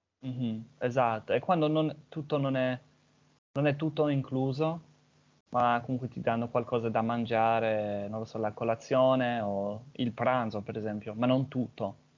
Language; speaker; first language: Italian; non-native, fluent; English